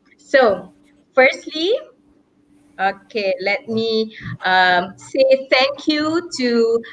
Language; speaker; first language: English; non-native, local second language; Malay